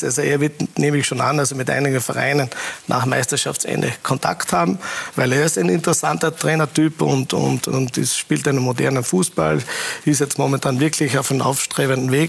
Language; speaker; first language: German; native; German